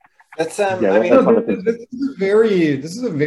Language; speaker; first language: English; native; English